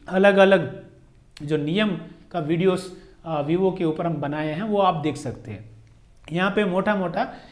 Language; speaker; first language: Hindi; non-native, local second language; Telugu